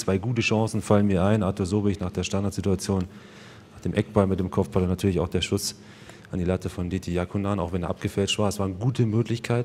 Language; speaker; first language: German; native; German